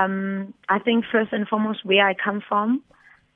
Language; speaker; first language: English; non-native, local second language; Zulu